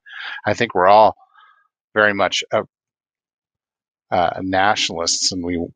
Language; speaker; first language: English; native; English